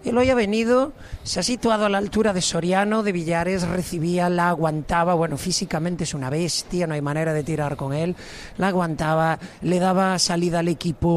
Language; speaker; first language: Spanish; native; Spanish